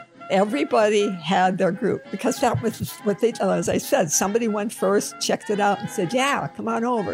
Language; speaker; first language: English; native; English